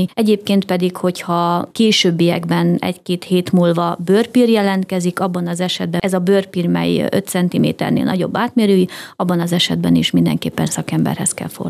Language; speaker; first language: Hungarian; native; Hungarian